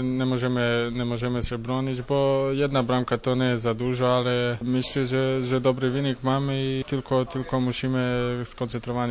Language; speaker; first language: Polish; non-native, fluent; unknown